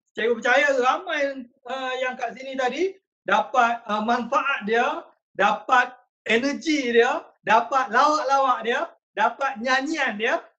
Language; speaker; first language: Malay; native; Malay